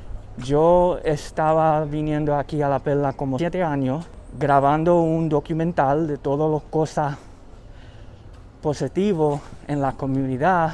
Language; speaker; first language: Spanish; early bilingual, heritage; English